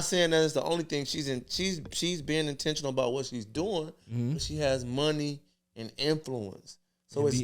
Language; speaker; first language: English; native; English